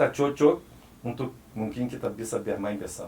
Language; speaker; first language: Indonesian; non-native, fluent; Portuguese